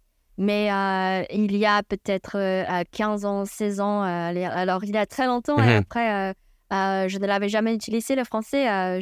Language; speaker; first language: French; non-native, fluent; Chinese